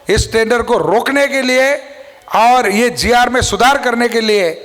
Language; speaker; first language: Hindi; non-native, local second language; Marathi